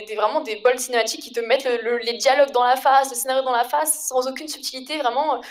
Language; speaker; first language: French; native; French